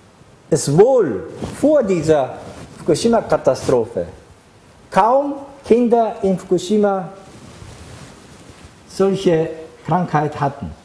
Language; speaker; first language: German; non-native, fluent; Japanese